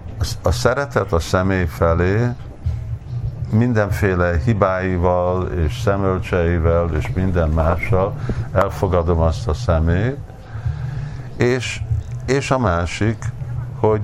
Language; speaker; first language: Hungarian; early bilingual, heritage; Hungarian